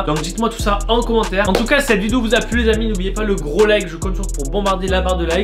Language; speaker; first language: French; native; French